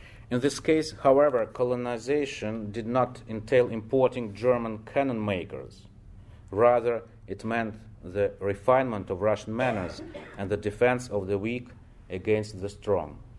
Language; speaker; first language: English; non-native, fluent; Russian